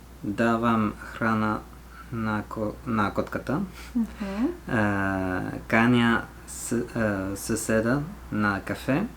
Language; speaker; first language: Bulgarian; non-native, learner; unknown